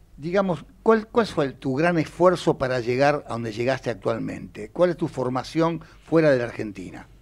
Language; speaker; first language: Spanish; native; Spanish